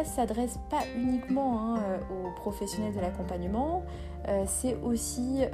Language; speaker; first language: French; non-native, local second language; Kabyle